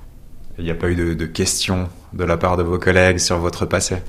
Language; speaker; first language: French; native; French